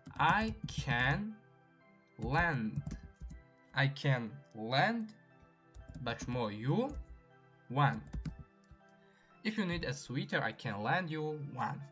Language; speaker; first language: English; non-native, fluent; Tajik